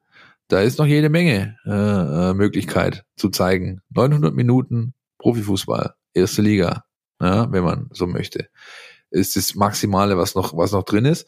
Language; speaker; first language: German; native; German